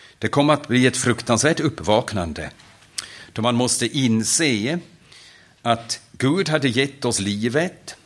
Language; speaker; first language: Swedish; non-native, fluent; German